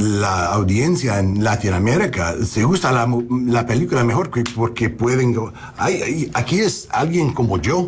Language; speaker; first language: Spanish; non-native, learner; English